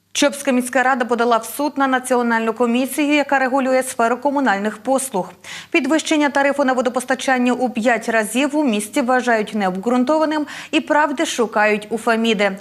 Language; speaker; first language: Ukrainian; native; Ukrainian